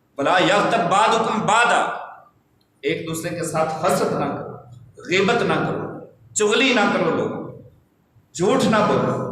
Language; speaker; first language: Urdu; non-native, local second language; Punjabi